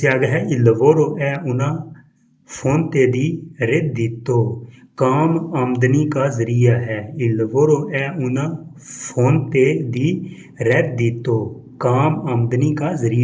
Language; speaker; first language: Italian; non-native, fluent; Urdu